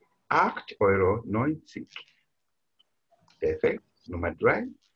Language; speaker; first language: English; non-native, local second language; Bemba